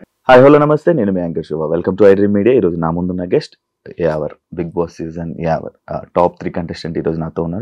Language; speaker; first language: Telugu; native; Telugu